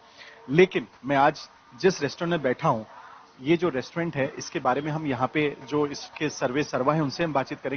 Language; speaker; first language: Hindi; native; Hindi